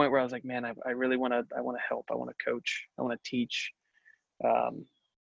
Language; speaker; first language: English; native; English